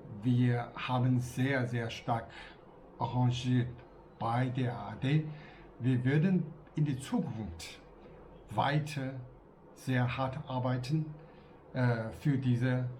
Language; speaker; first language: German; non-native, learner; Chinese